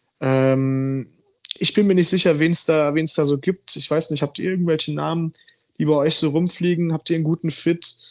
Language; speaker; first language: German; native; German